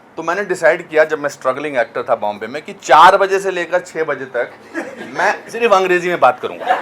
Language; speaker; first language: Hindi; native; Hindi